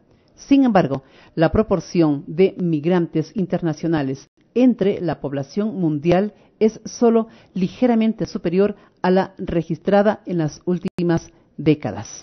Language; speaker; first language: Spanish; native; Spanish